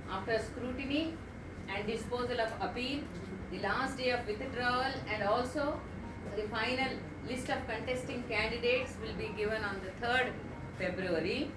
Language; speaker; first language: English; non-native, local second language; Telugu